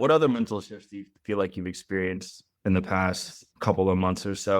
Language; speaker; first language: English; native; English